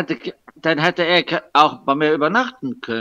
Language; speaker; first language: German; non-native, local second language; Luxembourgish